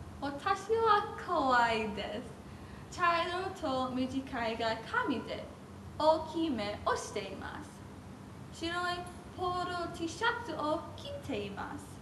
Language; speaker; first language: Japanese; non-native, learner; English